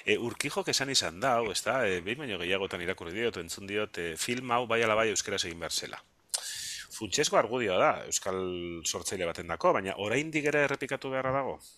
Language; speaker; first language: Basque; native; Basque